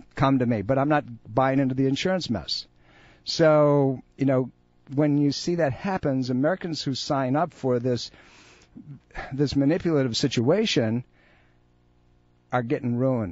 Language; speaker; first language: English; native; English